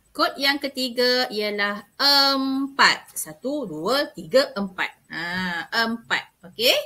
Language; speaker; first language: Malay; native; Malay